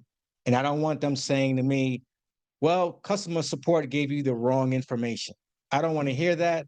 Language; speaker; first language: English; native; English